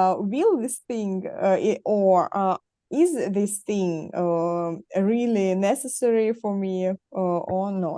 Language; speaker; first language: English; non-native, learner; Russian